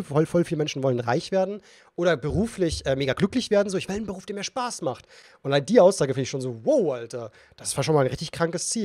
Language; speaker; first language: German; native; German